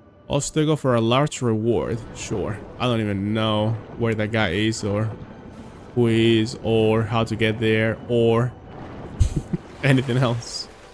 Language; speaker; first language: English; non-native, fluent; Spanish